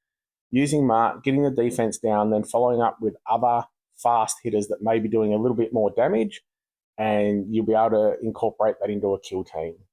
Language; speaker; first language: English; native; English